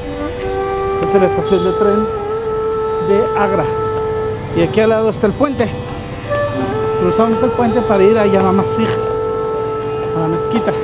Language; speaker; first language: Spanish; native; Spanish